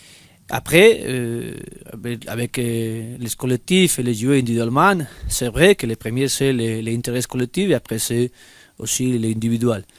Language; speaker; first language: French; non-native, learner; Spanish